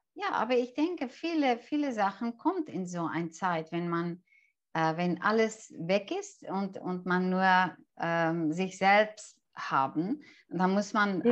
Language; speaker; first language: German; non-native, fluent; English